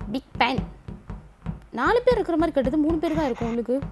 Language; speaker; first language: Tamil; early bilingual, heritage; Tamil